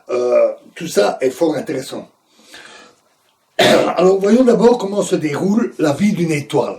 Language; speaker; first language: French; native; French